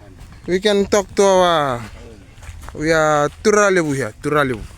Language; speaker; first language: English; non-native, local second language; Fijian